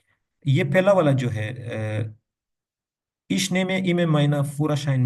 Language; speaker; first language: German; non-native, learner; Urdu